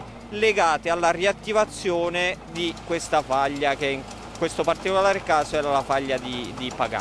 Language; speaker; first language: Italian; native; Italian